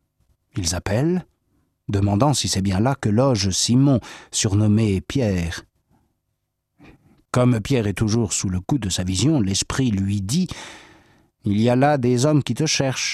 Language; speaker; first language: French; native; French